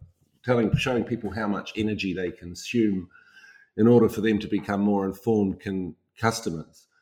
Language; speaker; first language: English; native; English